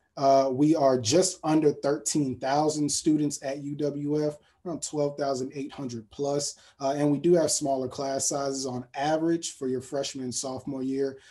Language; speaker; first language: English; native; English